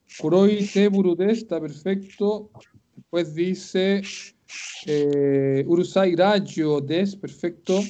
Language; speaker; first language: Spanish; native; Spanish